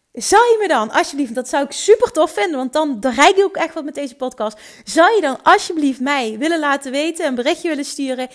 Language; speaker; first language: Dutch; native; Dutch